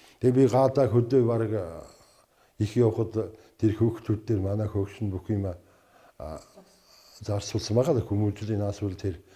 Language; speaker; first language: Mongolian; non-native, local second language; Kazakh